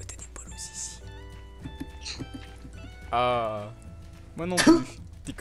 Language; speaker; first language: French; native; French